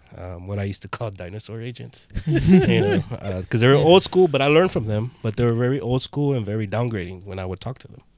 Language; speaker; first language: English; native; English